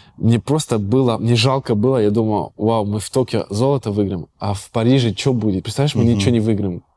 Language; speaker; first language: Russian; early bilingual, heritage; Russian